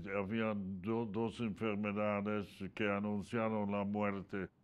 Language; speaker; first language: Spanish; non-native, fluent; Polish